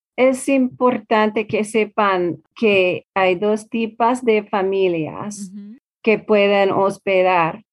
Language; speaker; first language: Spanish; non-native, learner; English